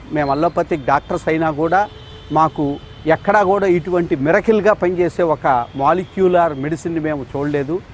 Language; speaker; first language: Telugu; native; Telugu